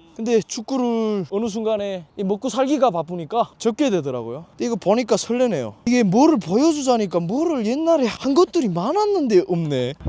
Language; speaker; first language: Korean; native; Korean